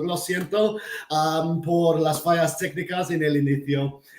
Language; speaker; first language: Spanish; non-native, fluent; English